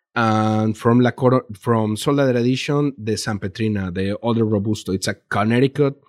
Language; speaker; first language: English; non-native, learner; Spanish